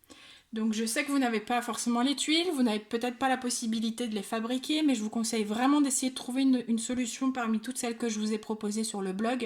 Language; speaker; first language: French; native; French